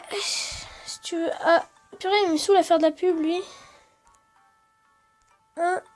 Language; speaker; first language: French; native; French